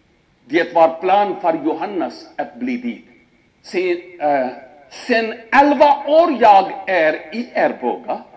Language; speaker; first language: Swedish; non-native, fluent; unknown